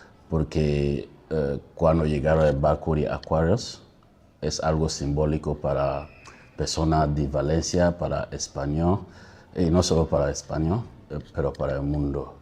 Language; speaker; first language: Spanish; non-native, learner; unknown